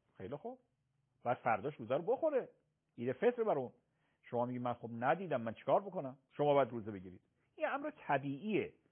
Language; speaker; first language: Persian; native; Persian